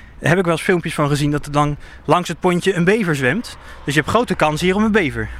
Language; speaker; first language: Dutch; native; Dutch